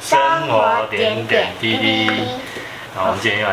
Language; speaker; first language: Chinese; native; Chinese